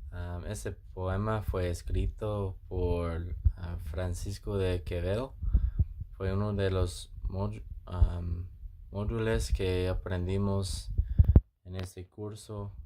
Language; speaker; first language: Spanish; non-native, learner; English